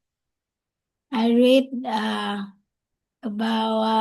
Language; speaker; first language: English; non-native, learner; Vietnamese